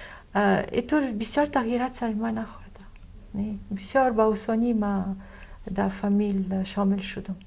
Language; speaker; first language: Persian; non-native, fluent; Arabic